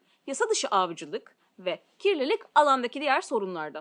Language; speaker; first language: Turkish; native; Turkish